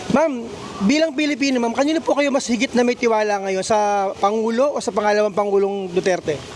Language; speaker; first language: Filipino; native; Filipino